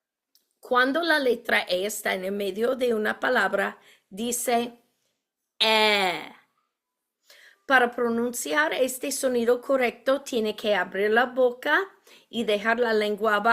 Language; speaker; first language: Spanish; non-native, fluent; English